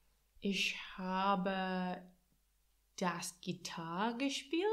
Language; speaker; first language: German; non-native, learner; English